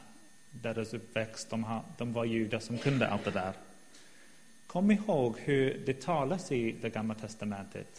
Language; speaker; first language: Swedish; non-native, fluent; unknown